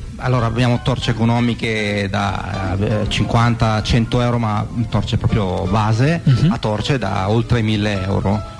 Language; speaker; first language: Italian; native; Italian